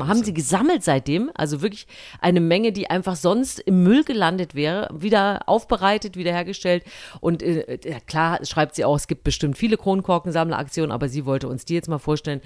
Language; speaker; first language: German; native; German